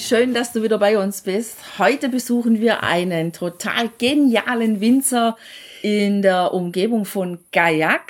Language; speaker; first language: German; native; German